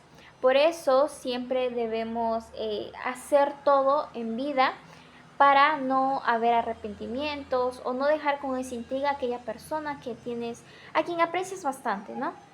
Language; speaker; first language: Spanish; native; Spanish